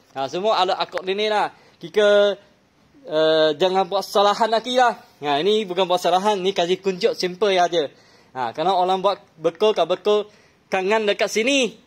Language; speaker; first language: Malay; non-native, local second language; Chinese